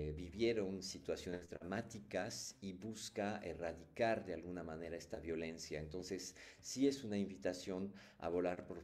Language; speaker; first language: Spanish; non-native, fluent; French